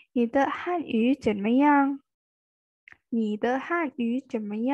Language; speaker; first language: Chinese; non-native, fluent; Indonesian